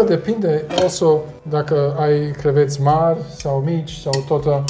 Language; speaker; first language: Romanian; non-native, learner; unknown